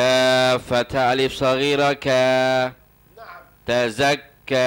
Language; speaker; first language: Arabic; non-native, learner; Malay